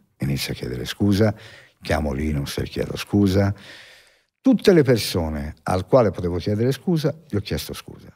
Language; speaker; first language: Italian; native; Italian